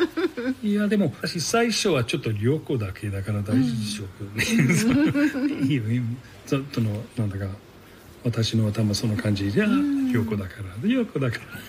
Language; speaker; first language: Japanese; non-native, learner; English